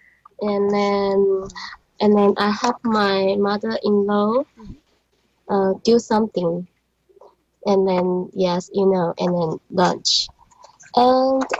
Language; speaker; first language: English; non-native, learner; Chinese